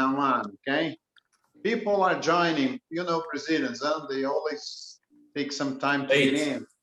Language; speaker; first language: English; non-native, fluent; Portuguese